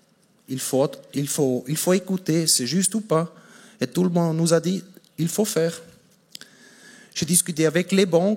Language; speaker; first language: French; non-native, fluent; German